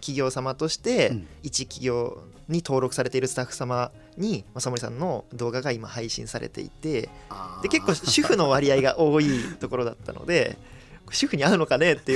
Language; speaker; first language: Japanese; native; Japanese